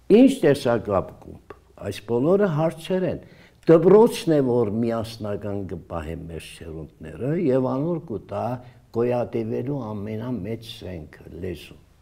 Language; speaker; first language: Armenian; early bilingual, heritage; Armenian